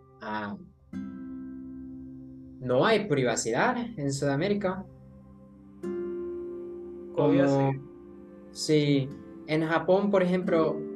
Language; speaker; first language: Spanish; non-native, learner; Japanese